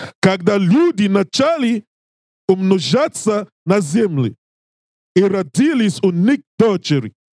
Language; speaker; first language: Russian; non-native, learner; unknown